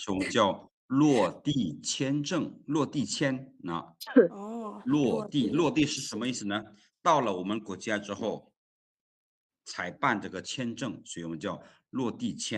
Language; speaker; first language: Chinese; non-native, fluent; Lao